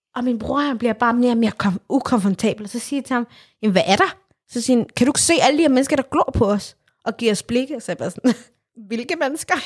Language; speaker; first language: Danish; early bilingual, other home language; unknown